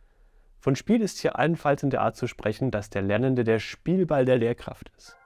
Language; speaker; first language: German; native; German